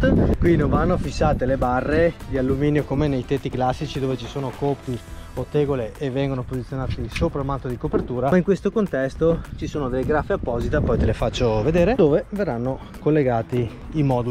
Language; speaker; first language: Italian; native; Italian